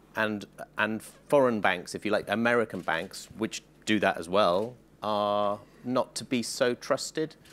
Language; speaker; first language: English; native; English